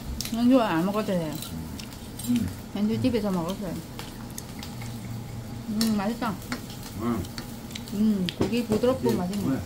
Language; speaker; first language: Korean; non-native, learner; Vietnamese